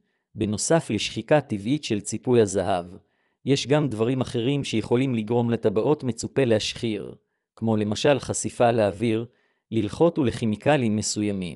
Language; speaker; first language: Hebrew; native; Hebrew